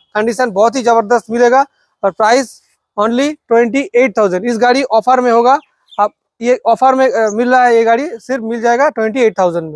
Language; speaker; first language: Hindi; non-native, local second language; Bangla